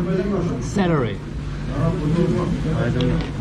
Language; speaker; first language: English; non-native, fluent; French